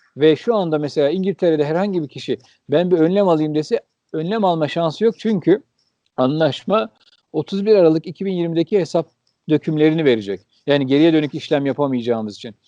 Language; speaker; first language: Turkish; early bilingual, heritage; Turkish